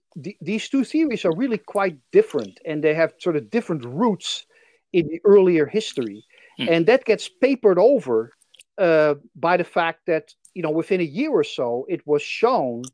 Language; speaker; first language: English; non-native, fluent; Dutch